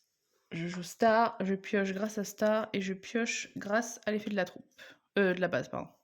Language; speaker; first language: French; native; French